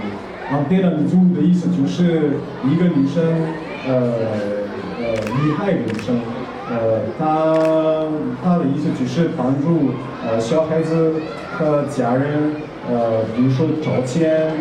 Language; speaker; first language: Chinese; non-native, fluent; Malagasy